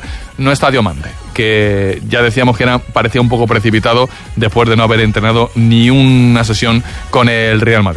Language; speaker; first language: Spanish; native; Spanish